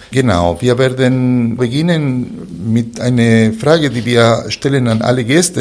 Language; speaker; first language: German; non-native, fluent; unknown